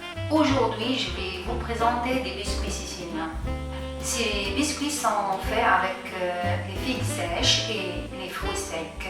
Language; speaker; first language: French; non-native, fluent; Italian